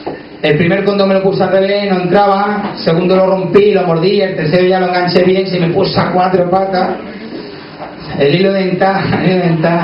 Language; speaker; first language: Spanish; native; Spanish